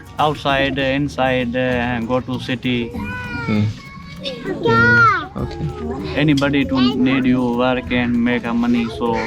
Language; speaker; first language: English; non-native, learner; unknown